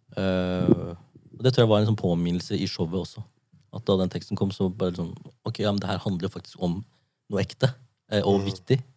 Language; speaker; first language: Norwegian; early bilingual, other home language; Japanese